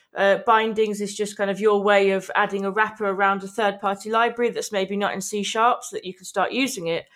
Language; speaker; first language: English; native; English